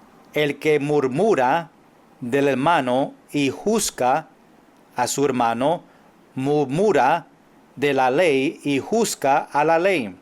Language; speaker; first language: Spanish; non-native, fluent; English